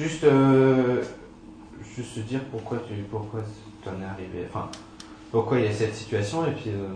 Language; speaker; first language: French; native; French